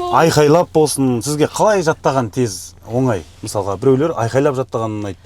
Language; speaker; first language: Kazakh; native; Kazakh